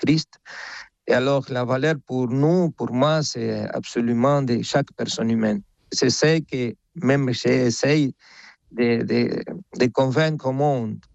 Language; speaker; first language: French; non-native, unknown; Spanish